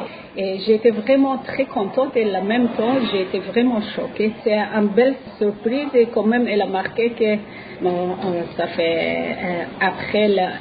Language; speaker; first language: French; non-native, learner; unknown